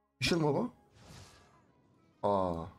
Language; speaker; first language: Turkish; native; Turkish